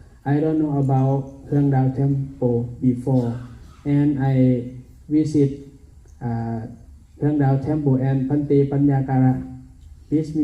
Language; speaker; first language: English; non-native, learner; Thai